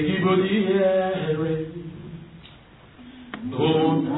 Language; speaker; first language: German; non-native, learner; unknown